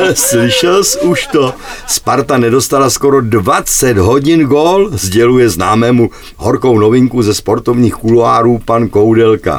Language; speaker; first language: Czech; native; Czech